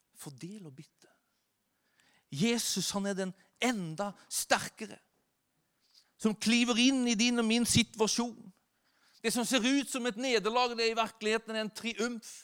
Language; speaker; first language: Norwegian; native; Norwegian